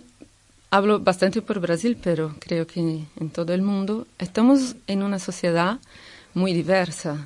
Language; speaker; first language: Spanish; non-native, fluent; Portuguese